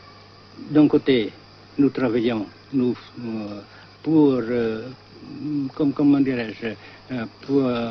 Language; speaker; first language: French; non-native, fluent; Vietnamese